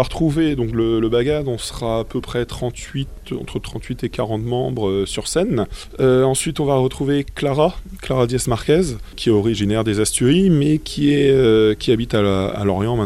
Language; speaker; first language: French; native; French